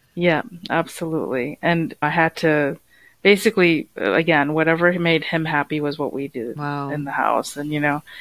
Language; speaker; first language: English; native; English